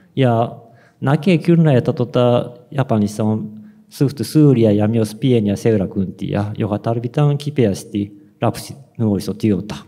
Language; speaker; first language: Finnish; non-native, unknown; Japanese